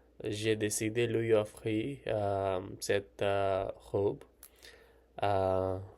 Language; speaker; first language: French; non-native, learner; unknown